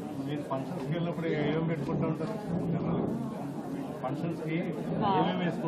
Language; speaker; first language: Telugu; native; Telugu